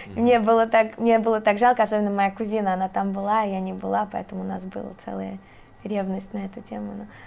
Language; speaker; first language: Russian; early bilingual, other home language; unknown